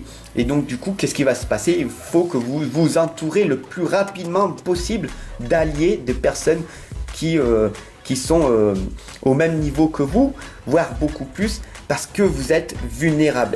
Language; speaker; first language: French; native; French